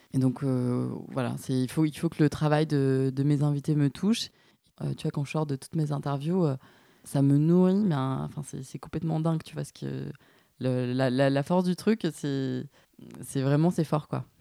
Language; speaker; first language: French; native; French